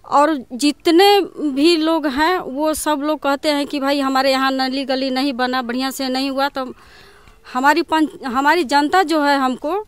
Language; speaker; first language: Hindi; non-native, local second language; Bhojpuri